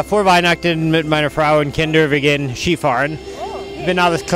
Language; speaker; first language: German; non-native, fluent; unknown